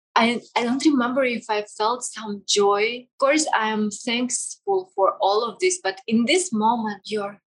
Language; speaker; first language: English; non-native, fluent; Kazakh